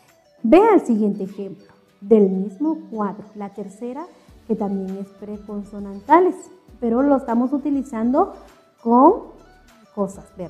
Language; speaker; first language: Spanish; non-native, local second language; Kʼicheʼ